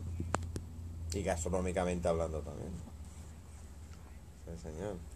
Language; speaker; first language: Spanish; native; Spanish